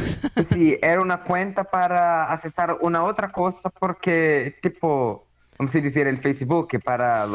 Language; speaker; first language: Spanish; non-native, learner; Portuguese